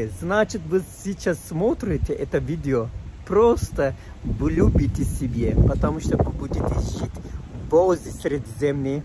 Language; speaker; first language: Russian; non-native, fluent; Turkish